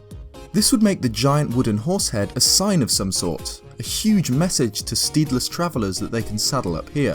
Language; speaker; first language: English; native; English